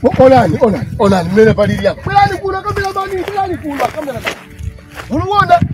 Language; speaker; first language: Nyanja; native; Nyanja